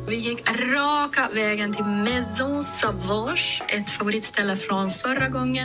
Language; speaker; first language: Swedish; native; Swedish